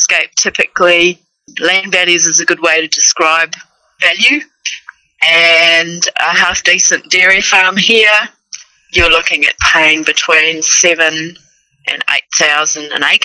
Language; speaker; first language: English; native; English